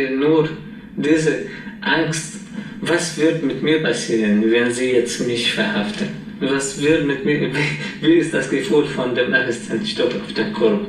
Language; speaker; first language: German; non-native, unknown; Arabic